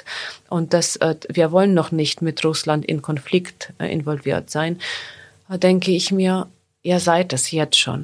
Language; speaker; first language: German; non-native, fluent; Ukrainian